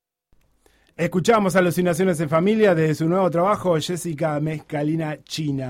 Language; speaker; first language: Spanish; native; Spanish